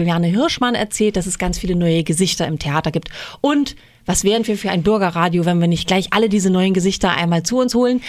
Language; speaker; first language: German; native; German